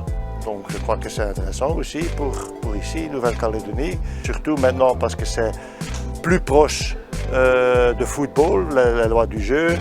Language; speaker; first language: French; non-native, learner; Dutch